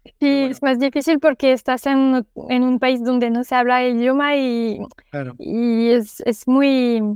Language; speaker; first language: Spanish; non-native, learner; French